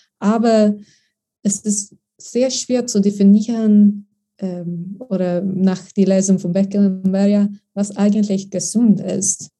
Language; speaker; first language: German; non-native, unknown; Swedish